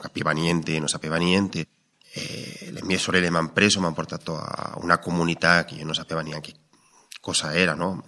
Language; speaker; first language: Italian; non-native, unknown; Spanish